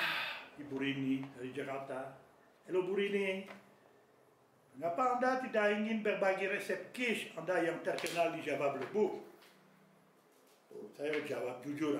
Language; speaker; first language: Indonesian; non-native, fluent; French